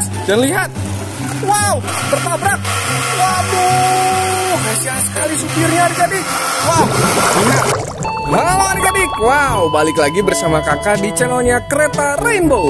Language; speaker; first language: Indonesian; native; Indonesian